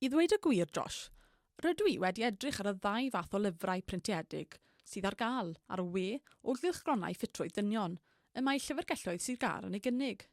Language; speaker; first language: Welsh; native; Welsh